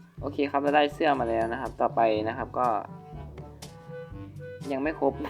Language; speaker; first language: Thai; native; Thai